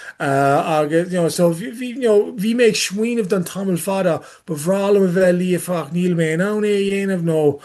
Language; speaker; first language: Irish; non-native, learner; English